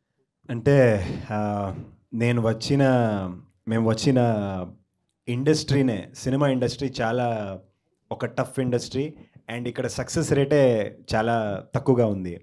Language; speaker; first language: Telugu; non-native, learner; Kannada